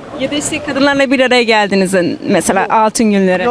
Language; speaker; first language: Turkish; native; Turkish